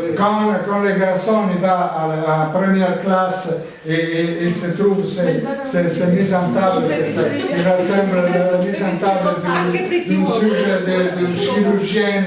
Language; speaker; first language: French; non-native, learner; Italian